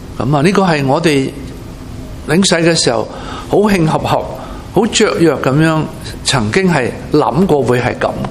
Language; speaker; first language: Chinese; non-native, local second language; Cantonese